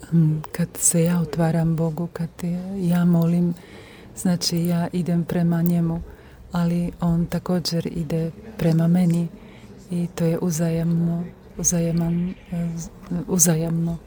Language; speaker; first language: Russian; non-native, learner; Croatian